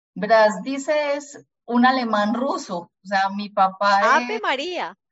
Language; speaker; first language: Spanish; early bilingual, other home language; German